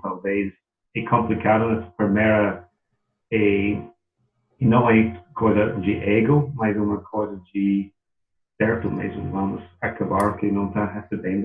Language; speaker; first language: Portuguese; non-native, learner; English